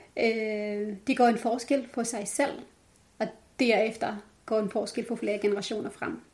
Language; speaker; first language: Danish; non-native, fluent; Arabic